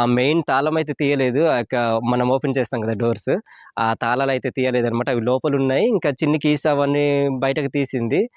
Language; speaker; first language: Telugu; native; Telugu